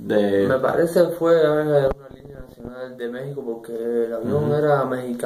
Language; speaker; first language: Spanish; native; Spanish